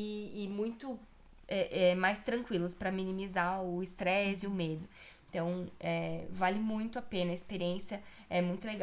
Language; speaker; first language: Portuguese; native; Portuguese